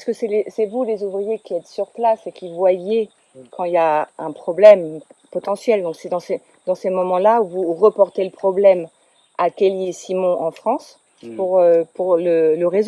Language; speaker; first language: French; native; French